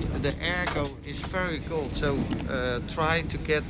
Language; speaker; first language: English; non-native, learner; Dutch